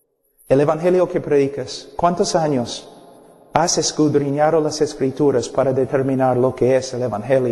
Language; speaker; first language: Spanish; non-native, fluent; English